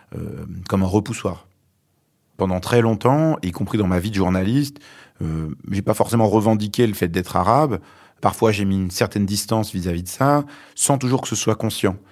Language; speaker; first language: French; early bilingual, other home language; Arabic